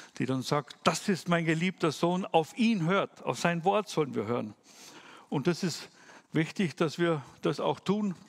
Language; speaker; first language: German; native; German